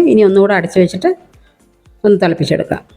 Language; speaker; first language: Malayalam; native; Malayalam